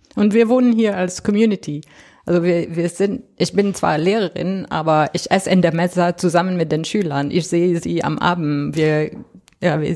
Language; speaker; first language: German; non-native, fluent; French